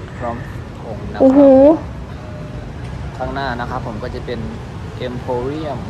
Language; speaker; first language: Thai; native; Thai